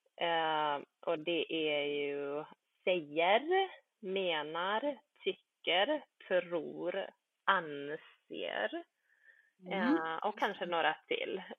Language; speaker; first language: Swedish; early bilingual, other home language; Bosnian